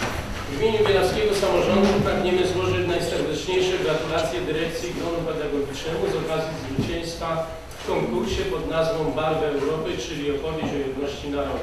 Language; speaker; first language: Polish; native; Polish